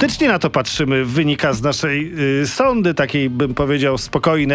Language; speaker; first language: Polish; native; Polish